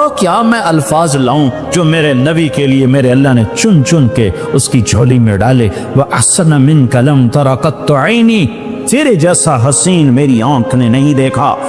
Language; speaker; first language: Urdu; non-native, local second language; Punjabi